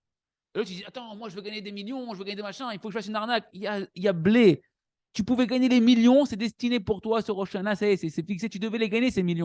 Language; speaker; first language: French; native; French